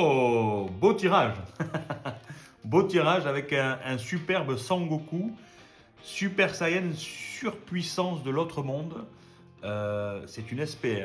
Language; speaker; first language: French; native; French